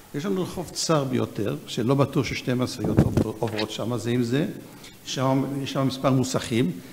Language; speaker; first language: Hebrew; native; Hebrew